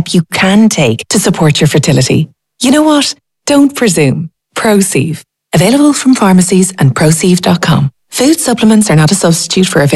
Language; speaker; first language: English; non-native, fluent; Japanese